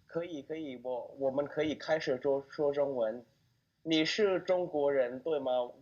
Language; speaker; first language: Chinese; non-native, fluent; Thai